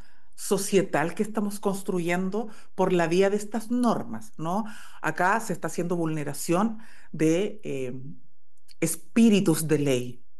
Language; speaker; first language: Spanish; native; Spanish